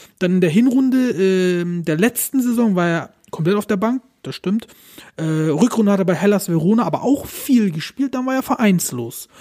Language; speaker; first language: German; early bilingual, other home language; Turkish